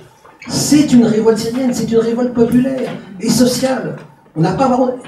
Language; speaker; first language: French; native; French